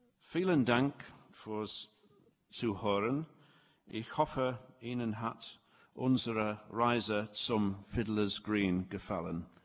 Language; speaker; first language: German; non-native, learner; English